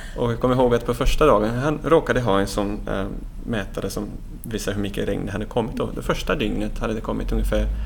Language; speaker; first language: Swedish; non-native, fluent; Portuguese